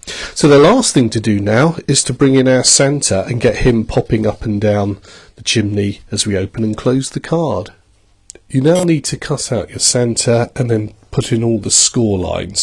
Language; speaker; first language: English; native; English